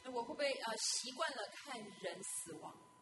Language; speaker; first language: Chinese; native; Chinese